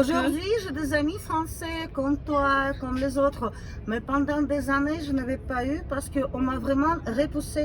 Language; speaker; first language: French; non-native, fluent; Russian